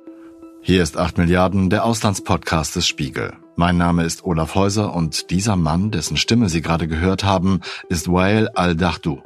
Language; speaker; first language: German; native; German